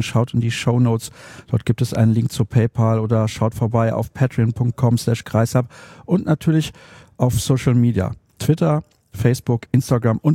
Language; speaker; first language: German; native; German